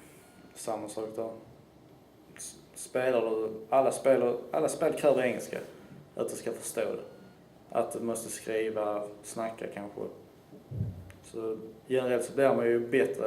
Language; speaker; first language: Swedish; native; Swedish